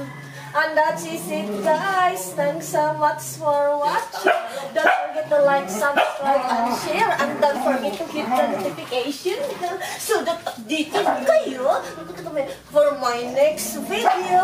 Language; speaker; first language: English; non-native, learner; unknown